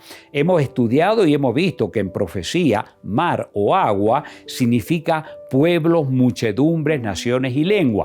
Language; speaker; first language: Spanish; native; Spanish